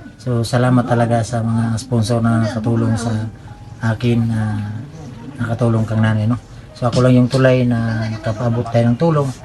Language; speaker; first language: Filipino; non-native, local second language; Cebuano